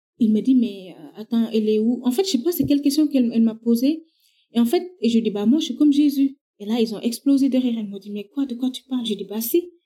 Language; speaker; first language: French; non-native, local second language; Wolof